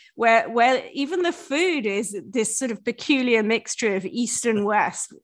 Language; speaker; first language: English; native; English